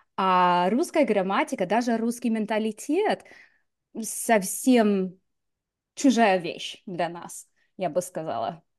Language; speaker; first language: Russian; non-native, fluent; English